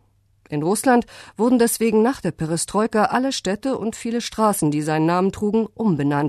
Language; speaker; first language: German; native; German